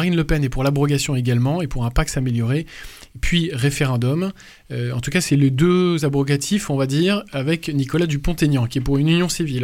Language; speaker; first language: French; native; French